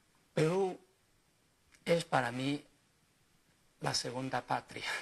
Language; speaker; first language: Spanish; non-native, fluent; Chinese